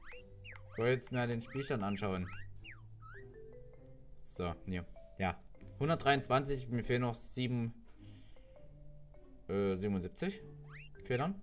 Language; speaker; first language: German; native; German